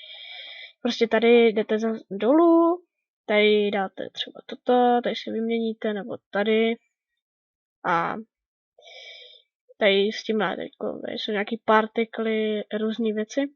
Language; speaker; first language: Czech; native; Czech